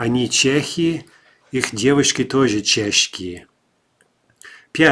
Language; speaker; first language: Russian; non-native, fluent; English